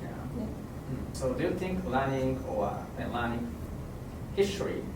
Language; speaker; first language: English; non-native, fluent; Japanese